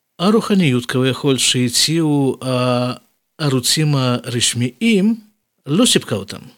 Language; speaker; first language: Hebrew; non-native, fluent; Russian